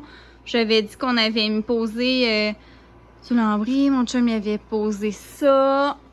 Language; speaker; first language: French; native; French